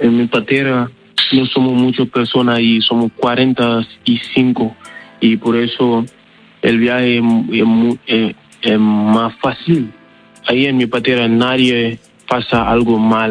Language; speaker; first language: Spanish; non-native, learner; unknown